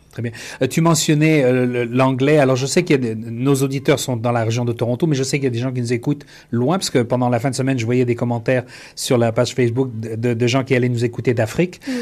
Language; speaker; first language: French; native; French